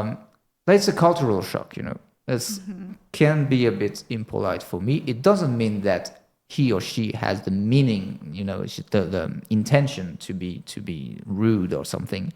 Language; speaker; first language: English; non-native, fluent; French